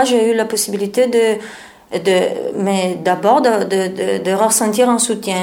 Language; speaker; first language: French; non-native, learner; Italian